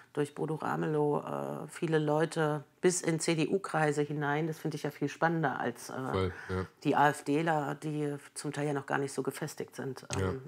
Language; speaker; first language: German; native; German